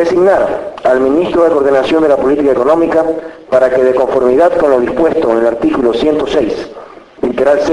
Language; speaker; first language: Spanish; native; Spanish